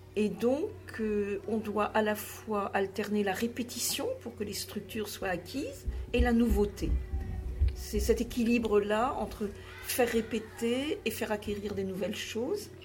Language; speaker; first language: French; native; French